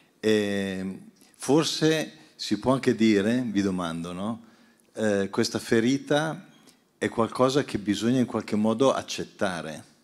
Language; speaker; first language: Italian; native; Italian